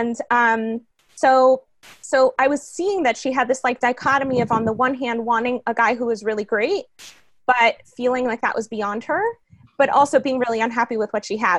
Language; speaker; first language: English; early bilingual, other home language; Spanish